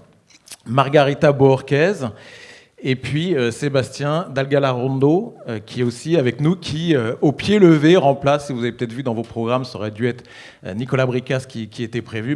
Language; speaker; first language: French; native; French